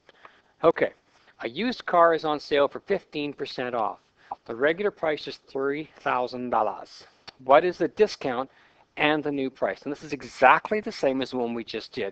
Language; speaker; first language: English; native; English